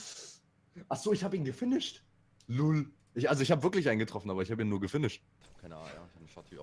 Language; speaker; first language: German; native; German